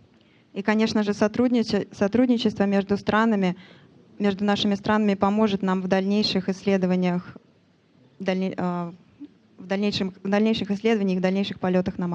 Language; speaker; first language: Russian; non-native, fluent; English